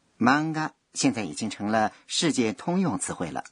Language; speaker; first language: Chinese; non-native, fluent; Japanese